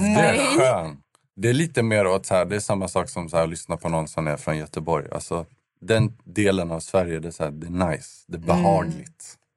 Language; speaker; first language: Swedish; native; Swedish